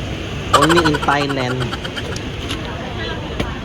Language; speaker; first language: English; non-native, local second language; Filipino